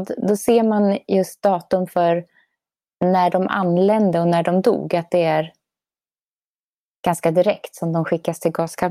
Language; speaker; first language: Swedish; native; Swedish